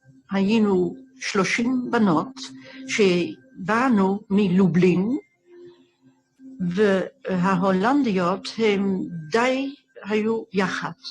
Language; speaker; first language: Hebrew; non-native, fluent; Dutch